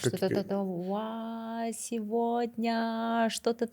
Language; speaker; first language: Russian; non-native, local second language; Kazakh